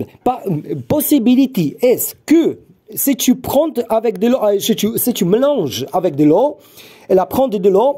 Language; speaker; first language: French; non-native, learner; Polish